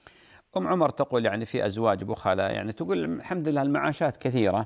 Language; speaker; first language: Arabic; native; Arabic